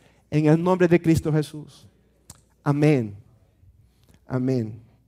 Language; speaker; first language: Spanish; native; Spanish